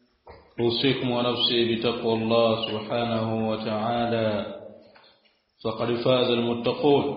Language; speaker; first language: Arabic; non-native, fluent; Swahili